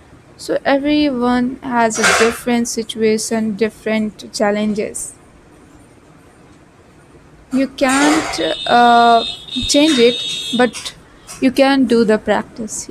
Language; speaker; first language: English; non-native, learner; Bhojpuri